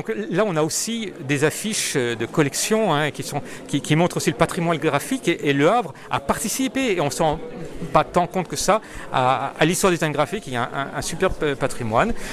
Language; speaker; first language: French; native; French